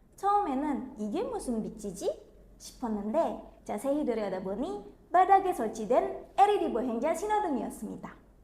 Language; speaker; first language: Korean; non-native, fluent; Indonesian